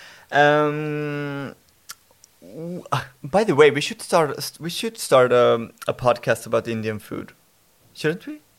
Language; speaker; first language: English; non-native, fluent; Swedish